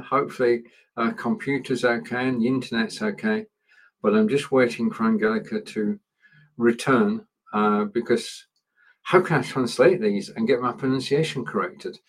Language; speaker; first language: English; native; English